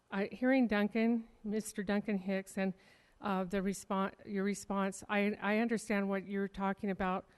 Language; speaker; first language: English; native; English